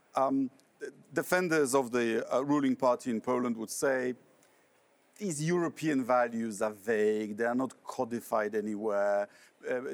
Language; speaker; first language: English; non-native, fluent; Polish